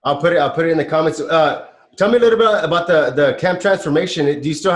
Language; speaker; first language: English; native; English